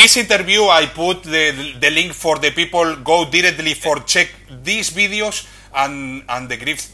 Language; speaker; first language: English; non-native, learner; Spanish